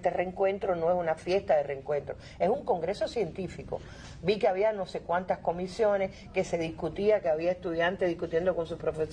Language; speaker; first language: Spanish; native; Spanish